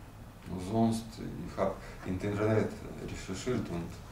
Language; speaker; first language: German; non-native, learner; Russian